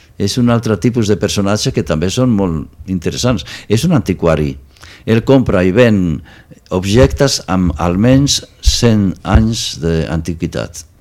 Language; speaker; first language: Catalan; non-native, local second language; Spanish